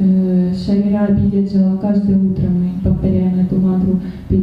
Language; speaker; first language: Russian; native; Russian